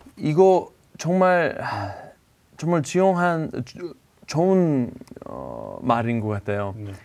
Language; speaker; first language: Korean; non-native, learner; Greek